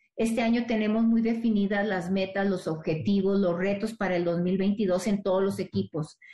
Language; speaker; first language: Spanish; native; Spanish